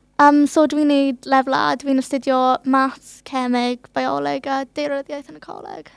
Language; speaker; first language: Welsh; non-native, local second language; English